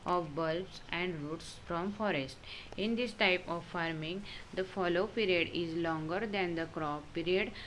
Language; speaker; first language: English; non-native, local second language; Hindi